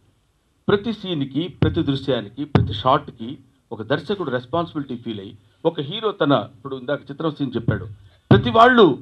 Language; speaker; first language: Telugu; native; Telugu